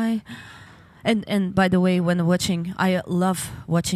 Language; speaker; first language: English; non-native, fluent; Ukrainian